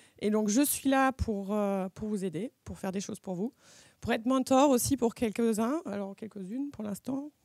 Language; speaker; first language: French; early bilingual, other home language; German